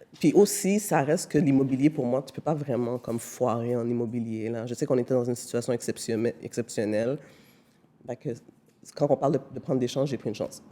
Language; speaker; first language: French; native; French